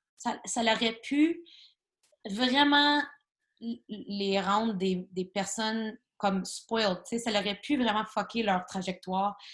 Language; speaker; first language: French; native; French